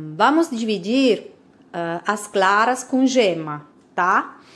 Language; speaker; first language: Portuguese; non-native, fluent; Italian